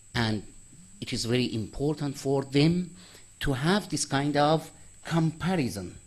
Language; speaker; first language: English; non-native, fluent; Persian